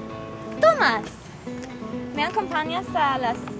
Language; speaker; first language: Spanish; non-native, learner; English